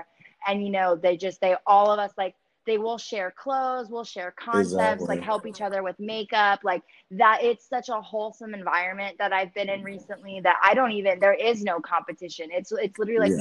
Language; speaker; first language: English; native; English